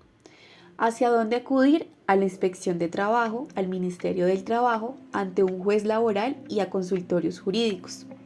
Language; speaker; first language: Spanish; native; Spanish